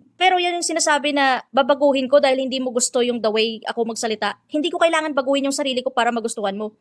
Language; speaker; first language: Filipino; non-native, local second language; Hiligaynon